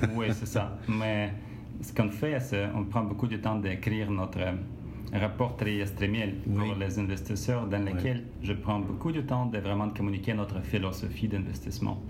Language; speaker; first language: French; non-native, learner; Russian